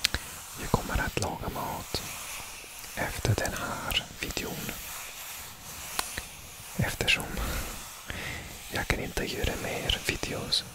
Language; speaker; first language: Swedish; non-native, learner; English